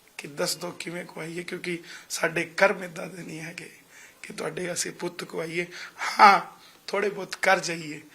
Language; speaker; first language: Punjabi; non-native, local second language; Hindi